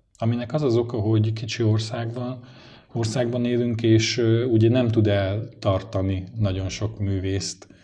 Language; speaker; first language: Hungarian; native; Hungarian